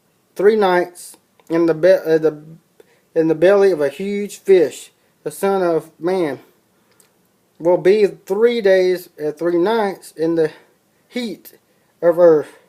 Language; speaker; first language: English; native; English